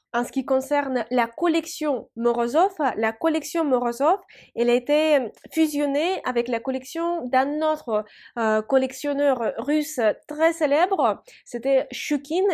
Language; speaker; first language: French; non-native, fluent; Russian